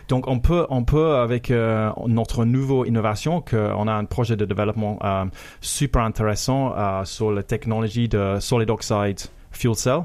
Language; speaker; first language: French; non-native, fluent; English